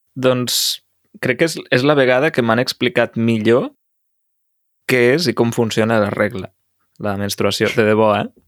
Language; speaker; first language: Catalan; native; Catalan